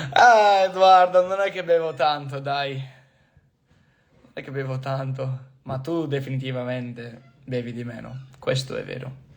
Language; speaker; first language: Italian; non-native, fluent; English